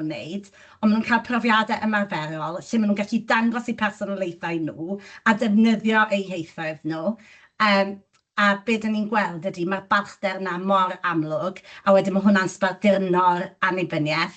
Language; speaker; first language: Welsh; native; Welsh